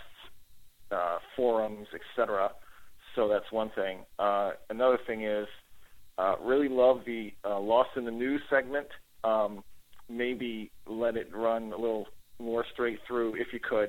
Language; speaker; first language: English; native; English